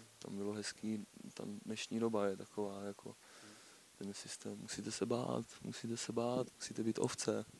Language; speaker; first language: Czech; native; Czech